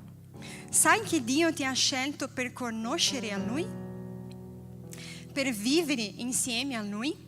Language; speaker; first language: Italian; non-native, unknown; Portuguese